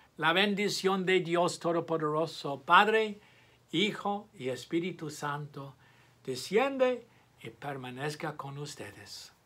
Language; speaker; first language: Spanish; non-native, fluent; English